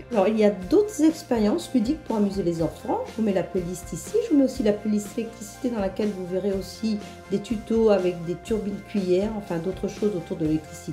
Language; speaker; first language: French; native; French